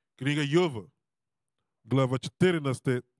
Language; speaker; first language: Russian; non-native, learner; English